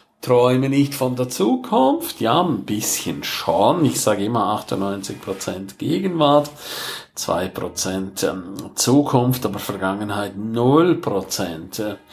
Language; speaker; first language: German; non-native, local second language; Romansh